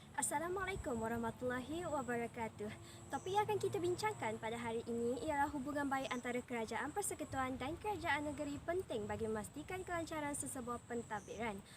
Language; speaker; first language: Malay; native; Malay